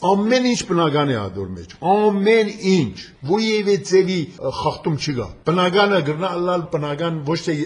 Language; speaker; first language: Armenian; early bilingual, heritage; Armenian